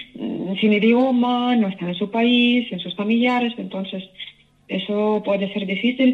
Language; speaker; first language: Spanish; non-native, fluent; Ukrainian